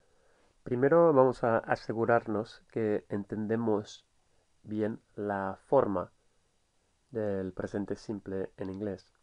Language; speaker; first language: Spanish; non-native, fluent; English